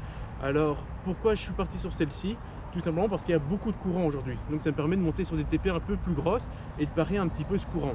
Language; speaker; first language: French; native; French